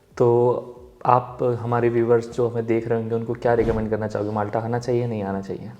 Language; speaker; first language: Hindi; native; Hindi